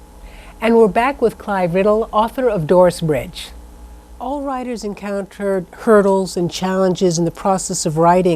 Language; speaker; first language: English; native; English